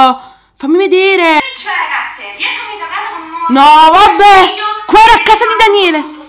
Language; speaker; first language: Italian; native; Italian